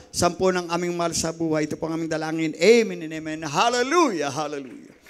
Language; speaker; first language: Filipino; native; Filipino